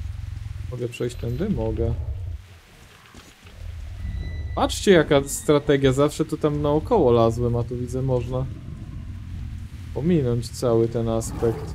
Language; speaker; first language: Polish; native; Polish